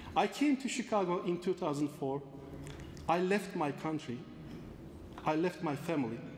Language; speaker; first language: English; non-native, fluent; Turkish